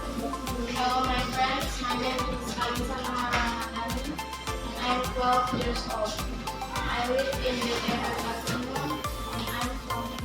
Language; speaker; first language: English; non-native, learner; Indonesian